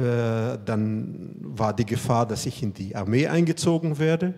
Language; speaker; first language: German; non-native, fluent; Russian